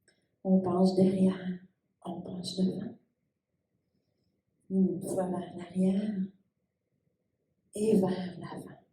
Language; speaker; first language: French; native; French